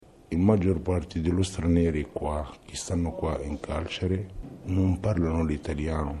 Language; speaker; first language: Italian; non-native, fluent; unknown